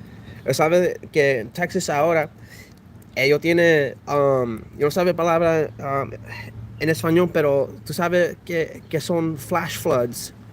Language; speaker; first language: Spanish; early bilingual, heritage; English